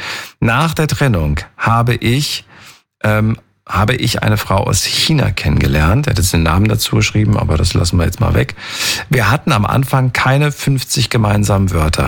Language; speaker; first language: German; native; German